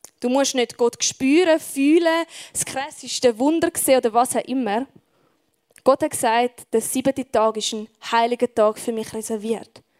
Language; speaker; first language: German; native; German